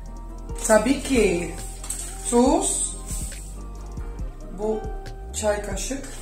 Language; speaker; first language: Turkish; non-native, fluent; Dutch